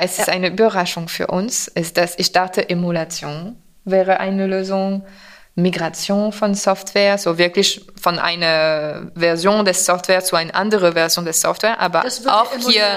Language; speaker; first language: German; non-native, fluent; French